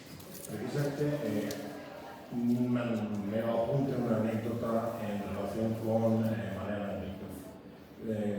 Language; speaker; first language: Spanish; native; Spanish